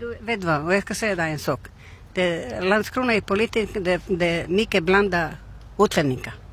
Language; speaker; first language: Swedish; non-native, learner; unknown